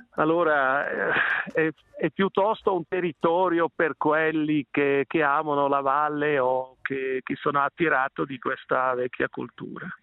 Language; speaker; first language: Italian; non-native, local second language; German